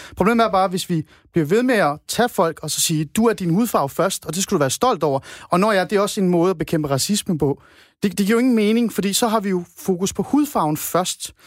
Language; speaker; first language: Danish; non-native, fluent; Persian